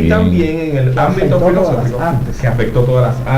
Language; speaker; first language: Spanish; native; Spanish